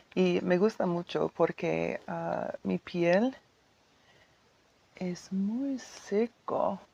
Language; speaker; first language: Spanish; non-native, learner; English